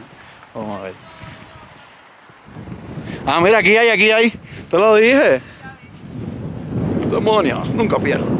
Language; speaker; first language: Spanish; native; Spanish